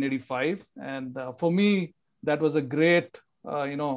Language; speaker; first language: English; non-native, local second language; Kannada